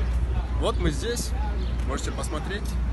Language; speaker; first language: Russian; non-native, local second language; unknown